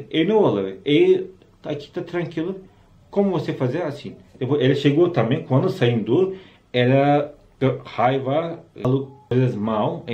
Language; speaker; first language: Portuguese; non-native, learner; Turkish